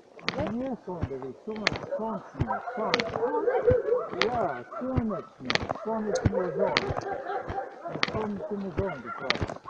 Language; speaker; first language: Polish; non-native, learner; Slovenian